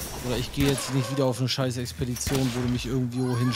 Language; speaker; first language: German; native; German